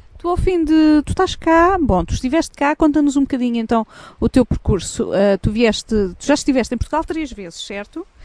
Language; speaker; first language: Portuguese; native; Portuguese